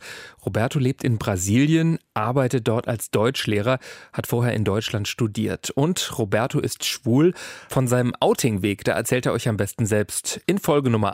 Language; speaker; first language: German; native; German